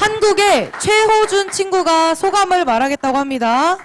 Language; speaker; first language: Korean; native; Korean